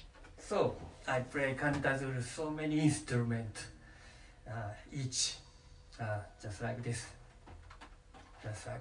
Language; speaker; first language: English; non-native, learner; Japanese